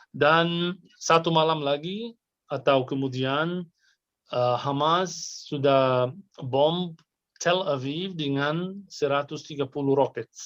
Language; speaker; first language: Indonesian; non-native, fluent; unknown